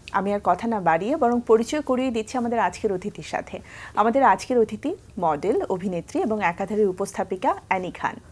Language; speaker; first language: Bangla; native; Bangla